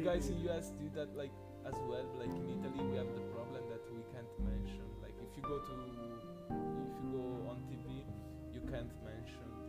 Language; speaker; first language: English; non-native, fluent; Italian